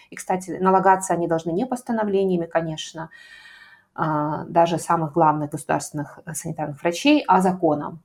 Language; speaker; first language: Russian; native; Russian